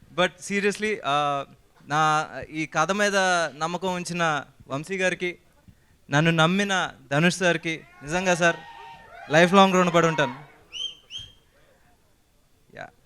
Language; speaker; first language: Telugu; native; Telugu